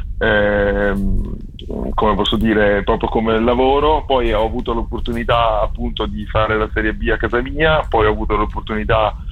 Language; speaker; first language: Italian; native; Italian